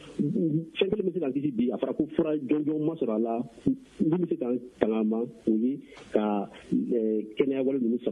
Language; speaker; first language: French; non-native, local second language; Bambara